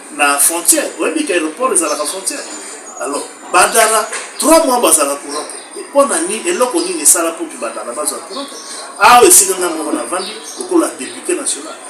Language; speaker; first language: Lingala; native; Lingala